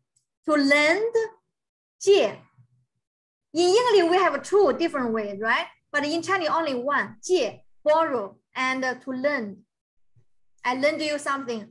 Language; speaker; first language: English; non-native, fluent; Chinese